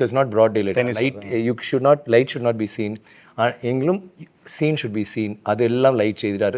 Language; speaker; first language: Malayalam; non-native, fluent; Tamil